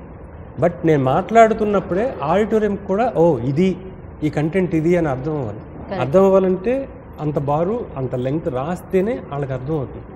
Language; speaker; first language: Telugu; native; Telugu